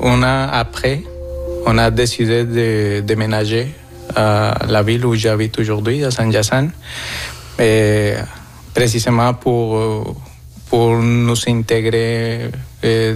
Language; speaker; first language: French; non-native, fluent; Spanish